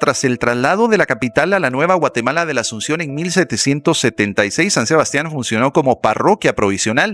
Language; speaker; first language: Spanish; native; Spanish